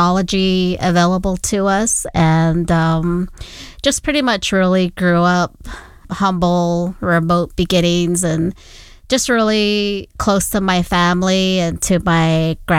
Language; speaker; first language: English; non-native, local second language; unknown